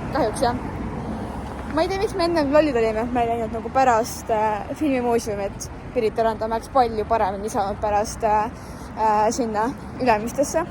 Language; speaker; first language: Estonian; native; Estonian